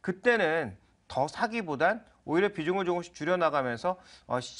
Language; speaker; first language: Korean; native; Korean